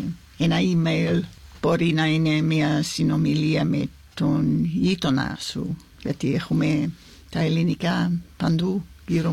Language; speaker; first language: Greek; non-native, fluent; English